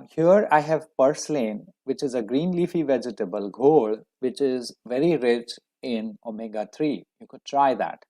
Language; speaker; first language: English; non-native, local second language; Marathi